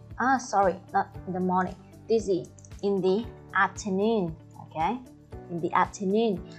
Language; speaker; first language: English; non-native, fluent; Vietnamese